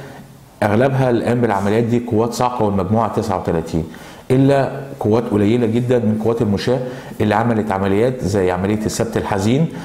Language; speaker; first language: Arabic; native; Arabic